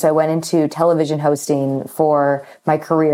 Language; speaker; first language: English; native; English